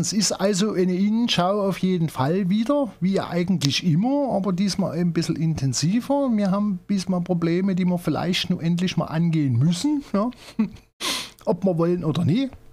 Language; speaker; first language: German; native; German